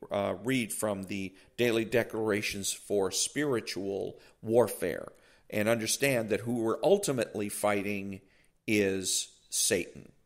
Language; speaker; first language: English; native; English